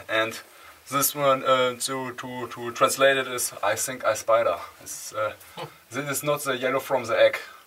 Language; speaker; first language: English; non-native, learner; German